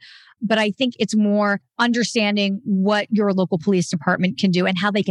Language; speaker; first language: English; native; English